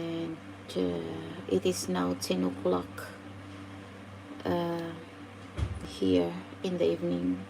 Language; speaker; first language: English; non-native, fluent; Filipino